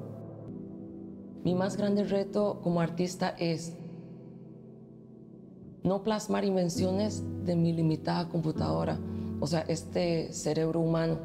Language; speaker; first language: Spanish; early bilingual, other home language; Chinese